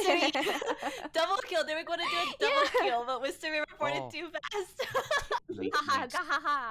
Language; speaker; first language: Japanese; non-native, learner; English